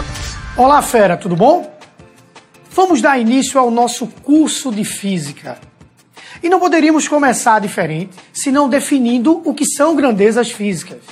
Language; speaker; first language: Portuguese; native; Portuguese